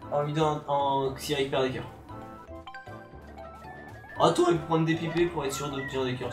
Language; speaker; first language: French; native; French